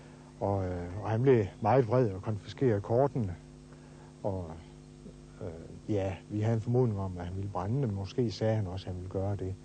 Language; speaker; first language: Danish; native; Danish